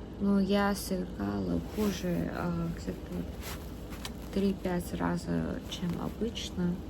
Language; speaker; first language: Russian; non-native, fluent; Korean